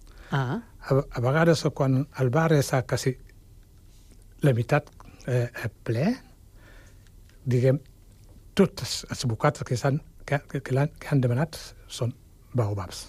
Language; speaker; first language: Catalan; non-native, fluent; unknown